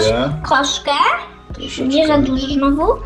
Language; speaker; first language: Polish; early bilingual, heritage; Polish